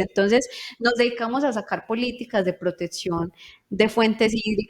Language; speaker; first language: Spanish; native; Spanish